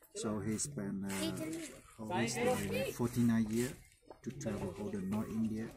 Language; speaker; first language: English; non-native, fluent; Vietnamese